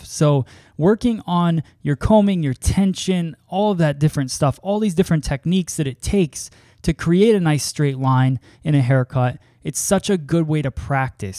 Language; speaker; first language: English; native; English